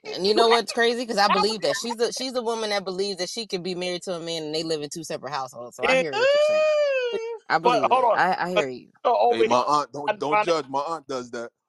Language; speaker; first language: English; native; English